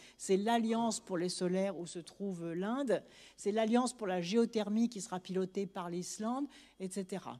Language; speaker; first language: French; native; French